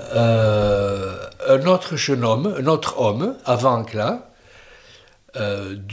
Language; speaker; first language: French; native; French